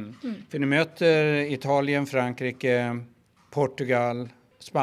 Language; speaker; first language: Swedish; native; Swedish